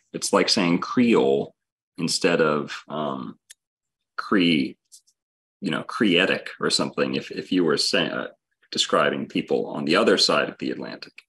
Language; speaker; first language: English; native; English